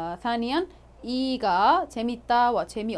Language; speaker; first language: Korean; non-native, fluent; Arabic